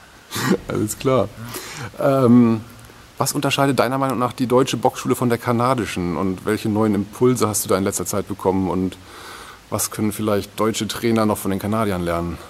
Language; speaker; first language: German; native; German